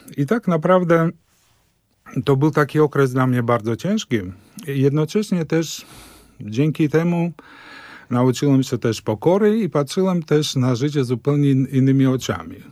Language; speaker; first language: Polish; early bilingual, heritage; Polish